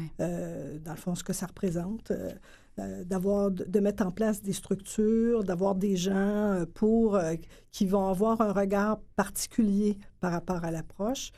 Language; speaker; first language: French; native; French